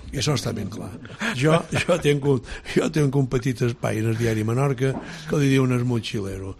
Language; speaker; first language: Catalan; native; Catalan